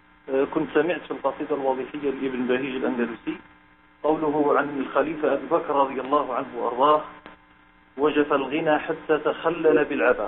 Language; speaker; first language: Arabic; native; Arabic